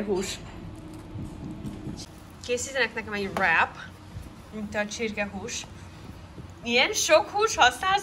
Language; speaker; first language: Hungarian; early bilingual, heritage; English